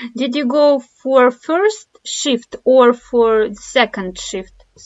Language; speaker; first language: English; non-native, fluent; Russian